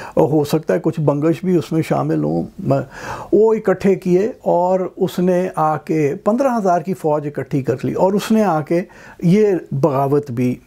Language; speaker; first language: Urdu; native; Urdu